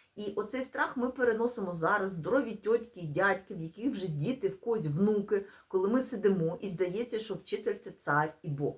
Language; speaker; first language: Ukrainian; non-native, local second language; Russian